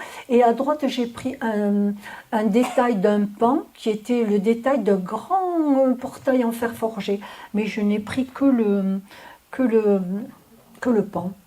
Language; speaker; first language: French; native; French